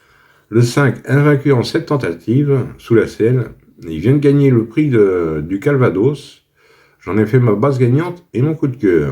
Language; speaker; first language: French; native; French